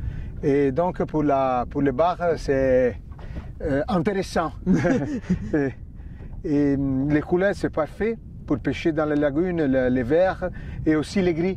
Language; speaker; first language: French; non-native, fluent; Italian